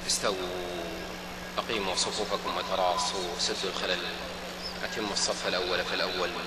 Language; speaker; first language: Arabic; native; Arabic